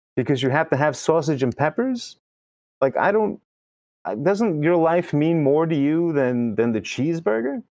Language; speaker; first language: English; early bilingual, other home language; Spanish